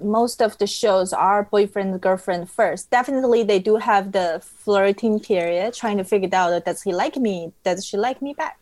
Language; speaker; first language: English; non-native, fluent; Chinese